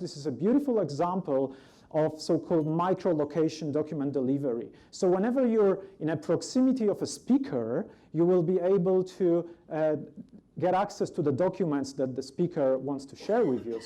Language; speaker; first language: English; non-native, fluent; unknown